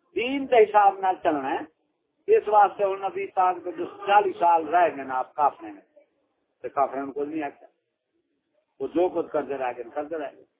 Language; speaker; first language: Urdu; non-native, local second language; Punjabi